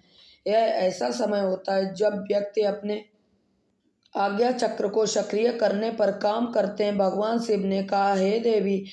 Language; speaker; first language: Hindi; native; Hindi